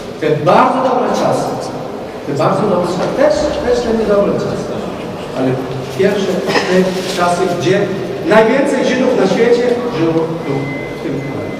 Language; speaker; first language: Polish; non-native, learner; Hebrew